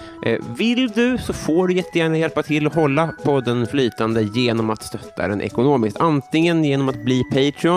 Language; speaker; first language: Swedish; native; Swedish